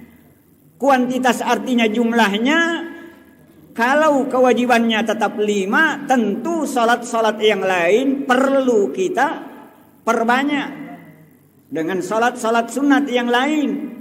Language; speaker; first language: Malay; non-native, local second language; Buginese